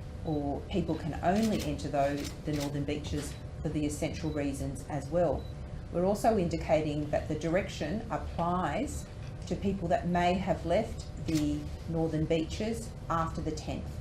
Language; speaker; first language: English; native; English